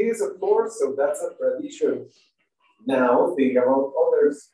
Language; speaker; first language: English; non-native, fluent; Spanish